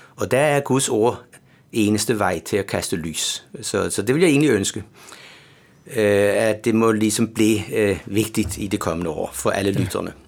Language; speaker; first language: Danish; native; Danish